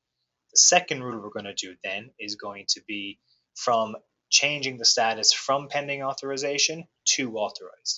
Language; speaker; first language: English; native; English